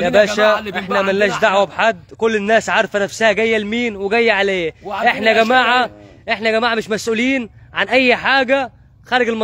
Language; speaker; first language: Arabic; native; Arabic